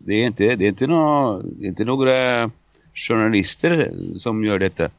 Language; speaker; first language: Swedish; non-native, fluent; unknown